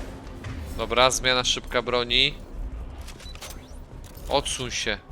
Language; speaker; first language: Polish; native; Polish